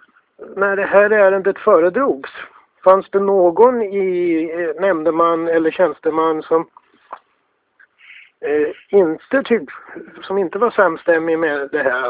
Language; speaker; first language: Swedish; native; Swedish